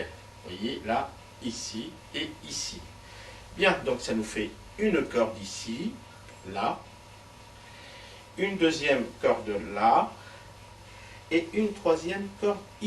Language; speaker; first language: French; native; French